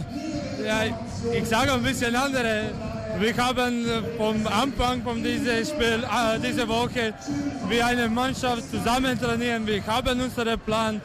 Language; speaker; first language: German; non-native, learner; Croatian